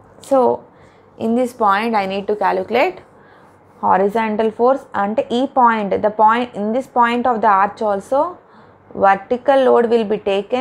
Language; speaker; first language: English; non-native, local second language; Telugu